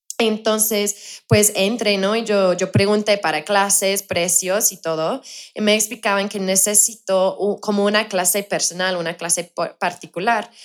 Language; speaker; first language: Spanish; non-native, fluent; English